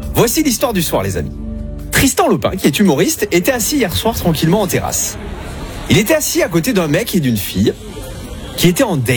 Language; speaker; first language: French; native; French